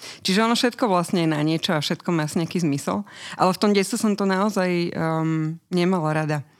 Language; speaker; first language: Slovak; native; Slovak